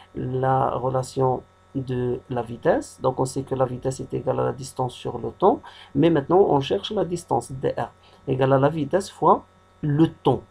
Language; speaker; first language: French; non-native, local second language; Arabic